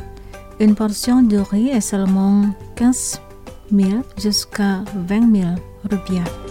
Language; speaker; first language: French; non-native, fluent; Indonesian